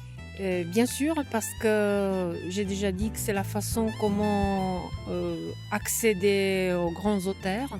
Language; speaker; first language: French; non-native, fluent; Czech